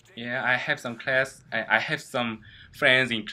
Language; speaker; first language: English; non-native, learner; Korean